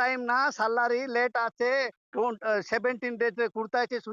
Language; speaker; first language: Tamil; non-native, learner; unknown